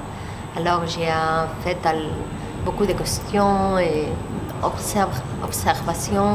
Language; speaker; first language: French; non-native, learner; Spanish